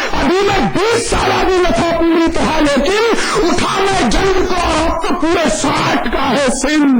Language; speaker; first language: Urdu; native; Urdu